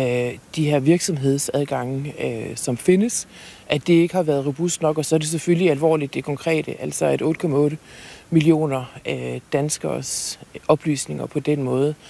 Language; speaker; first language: Danish; native; Danish